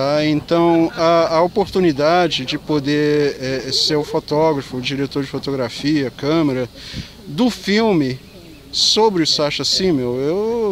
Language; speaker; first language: Portuguese; non-native, fluent; English